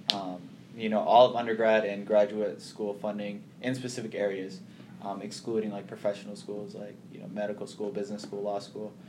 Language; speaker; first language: English; early bilingual, other home language; Somali